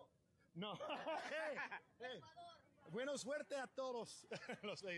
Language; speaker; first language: Spanish; non-native, learner; English